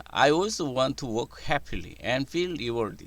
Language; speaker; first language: English; non-native, learner; Korean